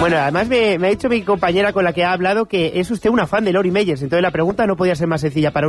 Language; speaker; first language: Spanish; native; Spanish